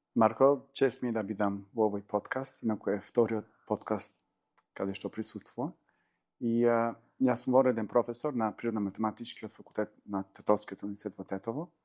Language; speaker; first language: Macedonian; non-native, local second language; Albanian